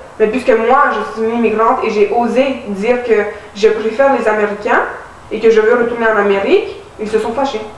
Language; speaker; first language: French; early bilingual, other home language; Romanian